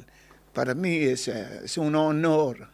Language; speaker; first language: Spanish; non-native, learner; English